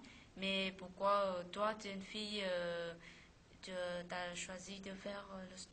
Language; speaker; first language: French; non-native, learner; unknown